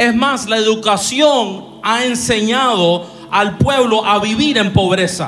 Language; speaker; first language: Spanish; native; Spanish